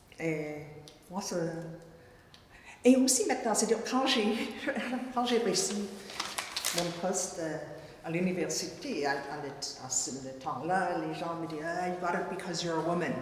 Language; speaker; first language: French; non-native, fluent; English